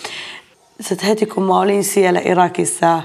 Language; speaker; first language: Finnish; non-native, fluent; Arabic